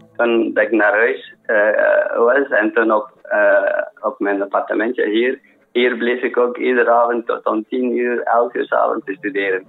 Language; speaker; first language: Dutch; non-native, fluent; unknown